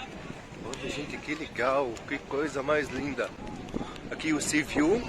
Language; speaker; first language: Portuguese; non-native, fluent; Arabic